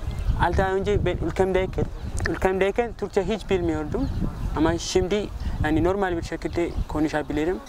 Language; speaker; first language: Turkish; non-native, learner; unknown